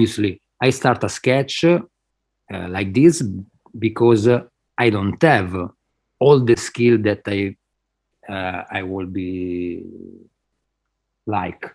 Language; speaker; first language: English; non-native, fluent; Spanish